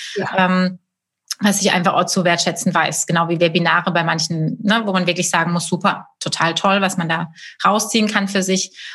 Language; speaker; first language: German; native; German